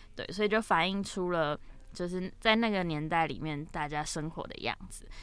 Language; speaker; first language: Chinese; native; Chinese